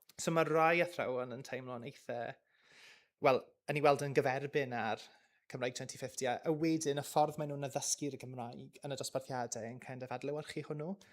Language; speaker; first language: Welsh; non-native, local second language; English